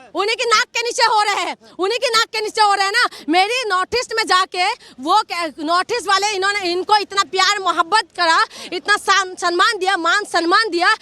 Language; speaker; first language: Hindi; non-native, local second language; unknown